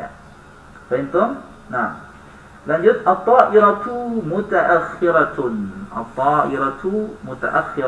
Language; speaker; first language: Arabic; non-native, fluent; Indonesian